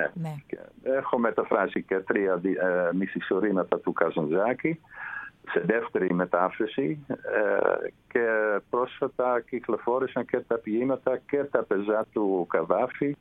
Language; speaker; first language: Greek; non-native, fluent; Dutch